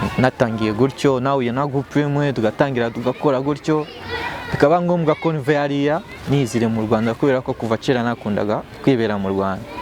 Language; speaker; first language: Kinyarwanda; early bilingual, heritage; Kinyarwanda